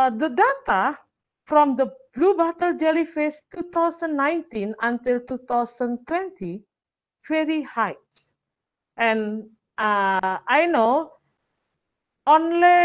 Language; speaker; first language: English; non-native, learner; Indonesian